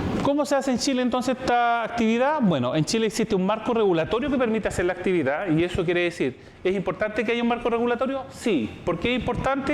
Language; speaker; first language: Spanish; native; Spanish